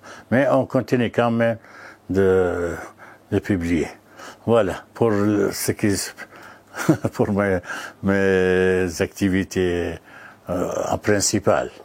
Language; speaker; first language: French; non-native, fluent; Arabic